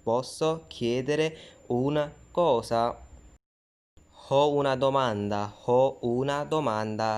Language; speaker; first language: Italian; non-native, fluent; Hindi